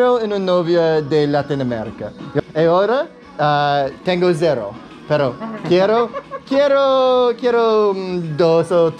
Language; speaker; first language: Spanish; non-native, learner; English